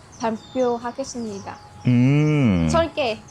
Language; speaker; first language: Korean; non-native, learner; Vietnamese